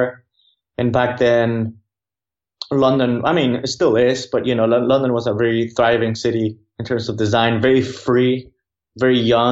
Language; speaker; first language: English; non-native, fluent; Spanish